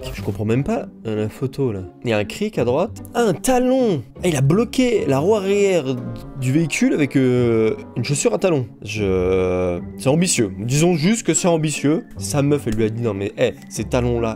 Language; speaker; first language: French; native; French